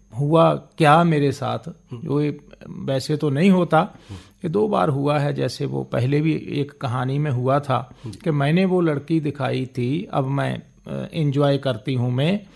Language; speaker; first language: Hindi; non-native, local second language; Punjabi